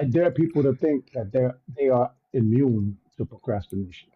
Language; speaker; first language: English; native; English